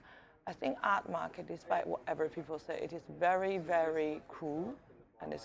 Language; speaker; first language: English; native; English